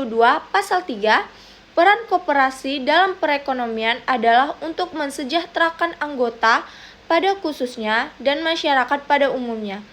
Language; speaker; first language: Indonesian; native; Indonesian